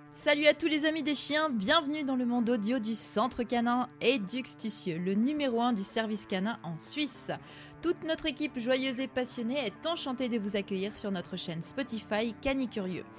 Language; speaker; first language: French; native; French